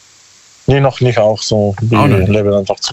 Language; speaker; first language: German; non-native, learner; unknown